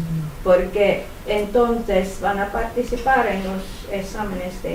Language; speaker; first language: Spanish; non-native, fluent; Finnish